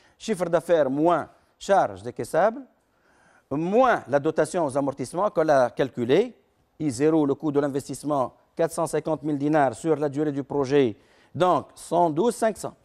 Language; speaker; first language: French; non-native, local second language; Arabic